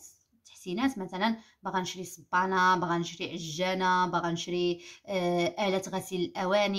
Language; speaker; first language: Arabic; native; Arabic